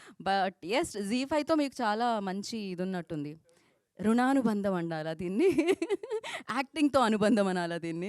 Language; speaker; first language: Telugu; native; Telugu